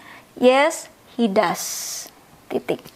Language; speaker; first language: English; non-native, fluent; Indonesian